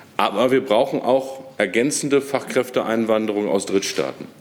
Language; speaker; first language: German; native; German